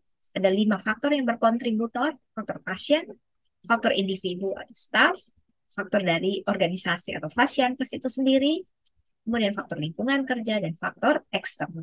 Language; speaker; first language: Indonesian; native; Indonesian